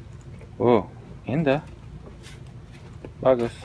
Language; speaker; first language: Indonesian; non-native, fluent; English